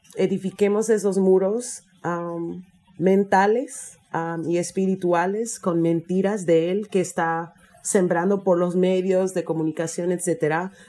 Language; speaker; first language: Spanish; non-native, fluent; English